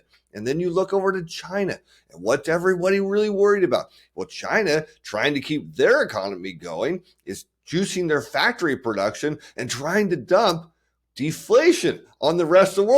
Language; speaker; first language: English; native; English